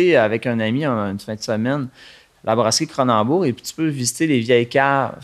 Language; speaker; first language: French; native; French